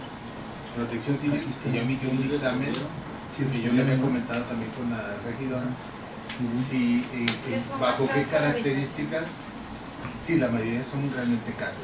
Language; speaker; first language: Spanish; native; Spanish